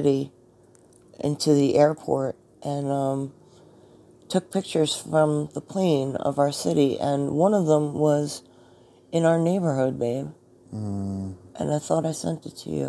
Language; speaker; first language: English; native; English